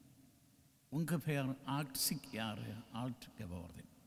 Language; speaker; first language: German; non-native, learner; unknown